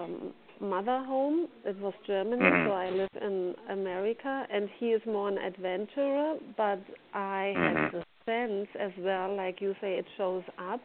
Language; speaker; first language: English; non-native, fluent; German